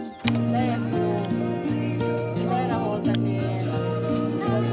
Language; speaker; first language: Italian; non-native, learner; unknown